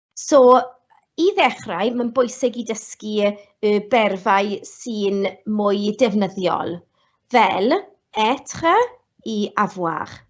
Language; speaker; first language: Welsh; non-native, local second language; English